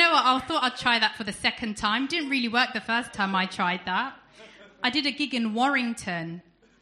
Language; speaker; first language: English; native; English